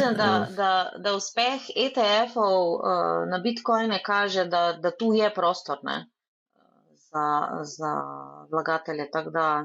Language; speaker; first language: Slovenian; native; Slovenian